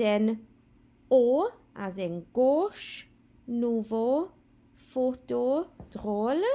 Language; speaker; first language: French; non-native, fluent; Welsh